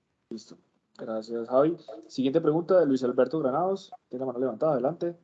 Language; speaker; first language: Spanish; native; Spanish